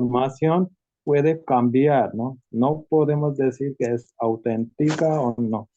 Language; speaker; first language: Spanish; non-native, learner; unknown